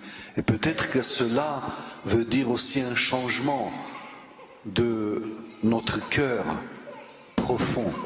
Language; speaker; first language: French; non-native, fluent; Romanian